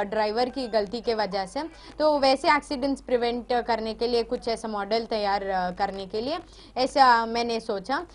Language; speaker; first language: Hindi; native; Hindi